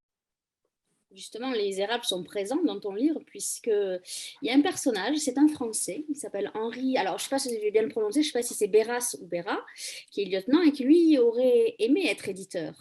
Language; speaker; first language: French; native; French